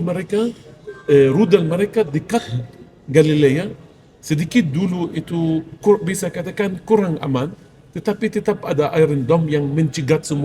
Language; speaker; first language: Indonesian; non-native, fluent; Arabic